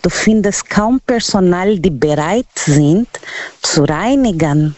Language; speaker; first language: German; non-native, learner; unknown